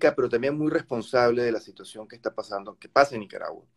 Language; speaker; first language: Spanish; native; Spanish